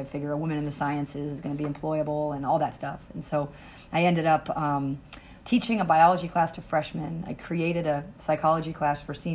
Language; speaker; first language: English; native; English